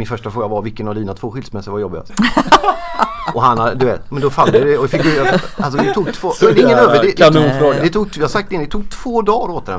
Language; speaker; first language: Swedish; native; Swedish